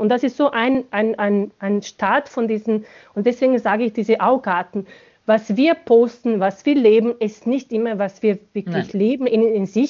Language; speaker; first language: German; non-native, fluent; Bosnian